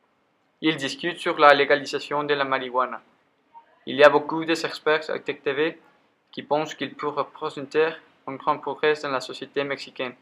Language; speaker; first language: French; non-native, learner; Spanish